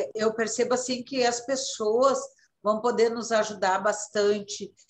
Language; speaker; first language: Portuguese; native; Portuguese